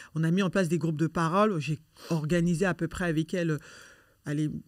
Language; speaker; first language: French; native; French